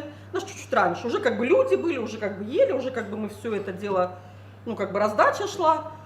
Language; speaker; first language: Russian; native; Russian